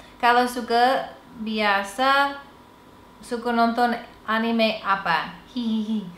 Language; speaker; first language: Indonesian; non-native, fluent; English